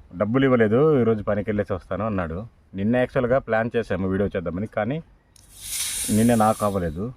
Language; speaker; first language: Telugu; native; Telugu